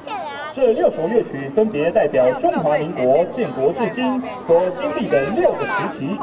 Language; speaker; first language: Chinese; native; Chinese